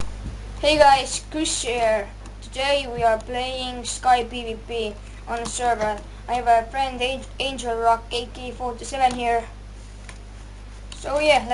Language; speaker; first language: English; non-native, learner; Estonian